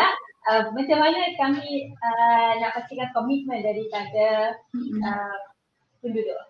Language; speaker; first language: Malay; native; Malay